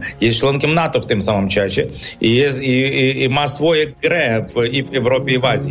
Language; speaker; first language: Polish; non-native, fluent; Ukrainian